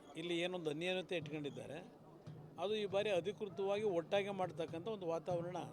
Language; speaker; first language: Kannada; native; Kannada